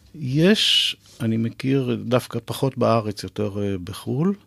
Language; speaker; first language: Hebrew; native; Hebrew